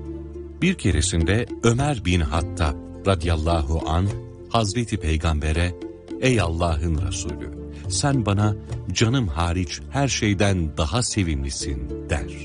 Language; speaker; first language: Turkish; native; Turkish